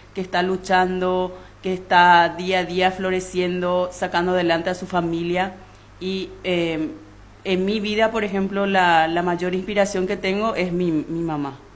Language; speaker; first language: Spanish; non-native, local second language; Guarani